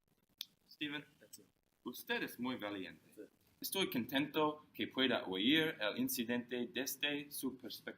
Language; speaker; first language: Spanish; non-native, learner; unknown